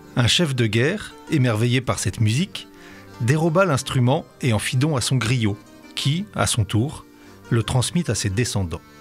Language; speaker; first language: French; native; French